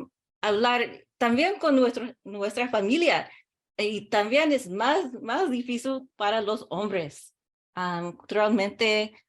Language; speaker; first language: Spanish; early bilingual, heritage; English